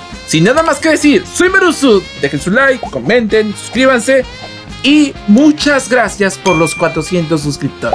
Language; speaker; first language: Spanish; native; Spanish